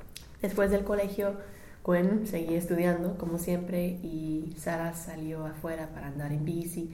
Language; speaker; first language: Spanish; non-native, learner; English